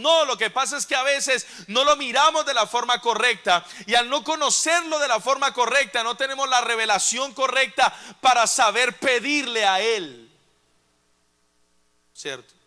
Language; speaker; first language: Spanish; native; Spanish